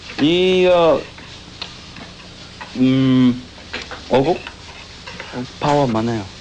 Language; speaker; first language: Korean; non-native, learner; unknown